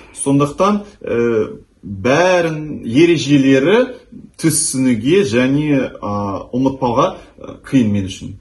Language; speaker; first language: Kazakh; non-native, local second language; Russian